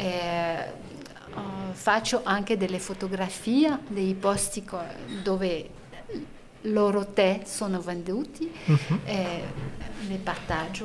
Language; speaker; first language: Italian; non-native, learner; French